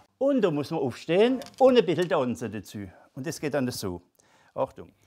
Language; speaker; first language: German; non-native, local second language; French